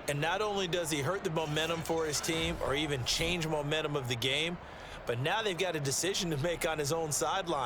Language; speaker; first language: English; native; English